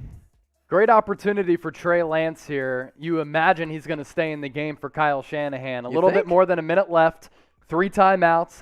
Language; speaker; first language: English; native; English